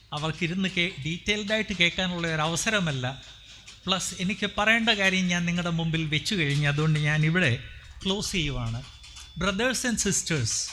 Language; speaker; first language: Malayalam; non-native, local second language; Hindi